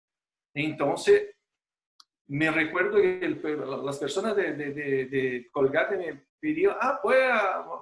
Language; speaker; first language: Spanish; non-native, fluent; Portuguese